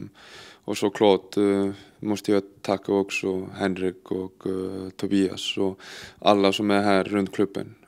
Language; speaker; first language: Swedish; non-native, fluent; Icelandic